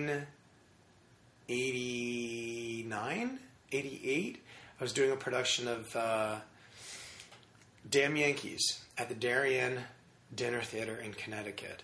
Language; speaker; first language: English; native; English